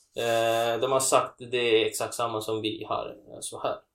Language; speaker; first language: Swedish; non-native, fluent; Sinhala